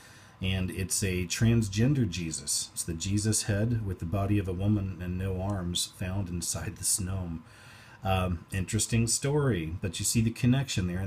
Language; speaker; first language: English; native; English